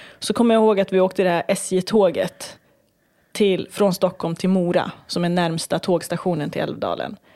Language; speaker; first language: Swedish; early bilingual, other home language; Kurdish